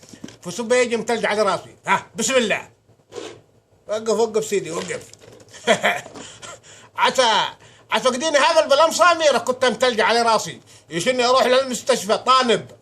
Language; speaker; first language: Arabic; native; Arabic